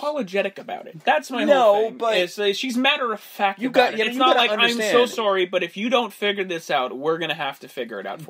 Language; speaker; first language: English; native; English